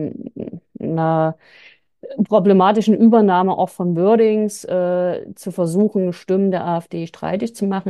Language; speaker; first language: German; native; German